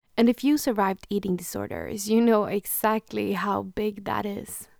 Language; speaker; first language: English; non-native, fluent; Swedish